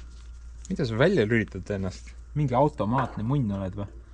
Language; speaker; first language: Estonian; native; Estonian